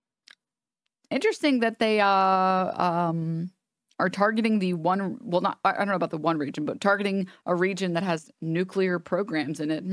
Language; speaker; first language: English; native; English